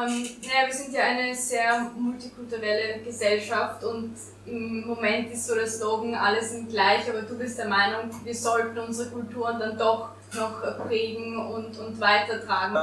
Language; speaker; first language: German; native; German